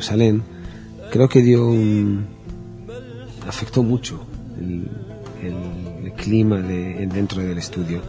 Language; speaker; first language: Spanish; non-native, fluent; Hebrew